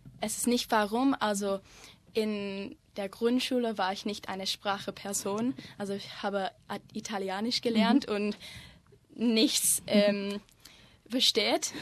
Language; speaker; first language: German; non-native, learner; English